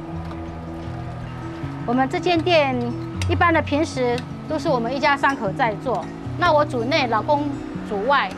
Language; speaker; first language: Chinese; native; Chinese